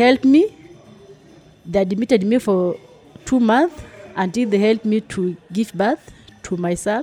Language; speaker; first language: English; non-native, local second language; Masai